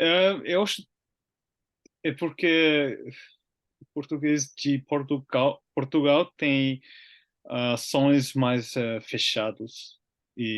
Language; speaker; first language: Portuguese; non-native, learner; Finnish